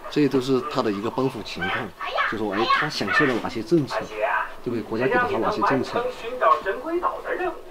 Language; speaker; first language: Chinese; native; Chinese